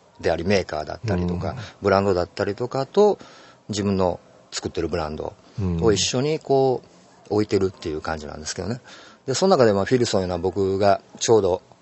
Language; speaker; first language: Japanese; native; Japanese